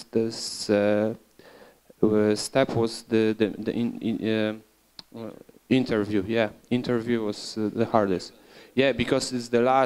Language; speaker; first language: English; non-native, learner; Polish